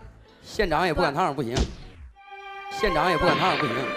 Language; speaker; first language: Chinese; native; Chinese